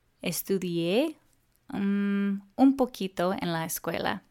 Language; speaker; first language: Spanish; non-native, learner; English